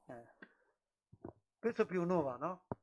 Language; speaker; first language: Italian; non-native, learner; Chinese